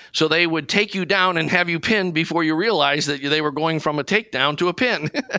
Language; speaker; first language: English; native; English